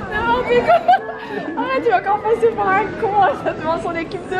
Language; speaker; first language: French; native; French